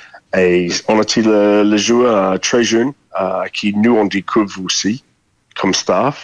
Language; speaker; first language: French; non-native, fluent; English